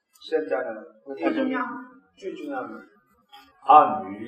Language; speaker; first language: Chinese; non-native, learner; Korean